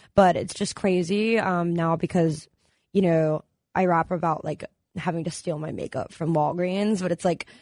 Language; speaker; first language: English; native; English